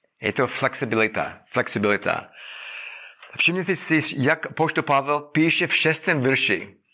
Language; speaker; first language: Czech; non-native, fluent; English